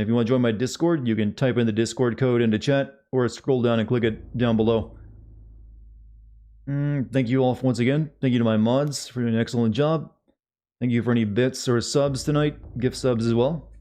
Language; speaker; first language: English; native; English